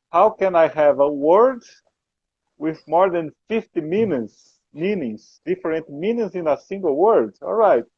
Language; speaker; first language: English; non-native, learner; Portuguese